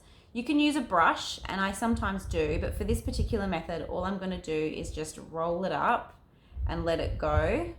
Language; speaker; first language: English; native; English